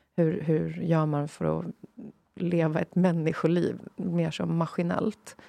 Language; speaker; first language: Swedish; non-native, fluent; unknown